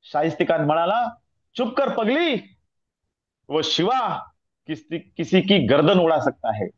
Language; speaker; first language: Hindi; non-native, local second language; Marathi